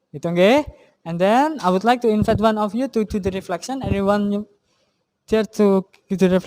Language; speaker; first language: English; non-native, fluent; Indonesian